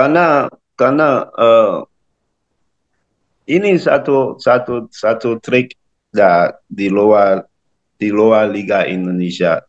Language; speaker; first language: Indonesian; non-native, learner; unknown